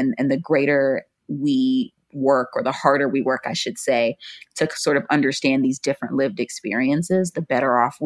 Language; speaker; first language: English; native; English